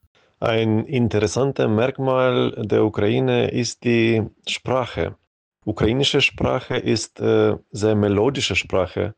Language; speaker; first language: German; non-native, fluent; Ukrainian